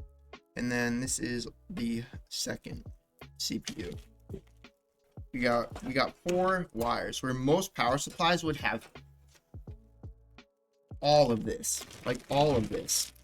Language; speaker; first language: English; native; English